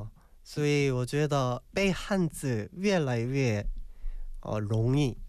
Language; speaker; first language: Chinese; non-native, learner; Korean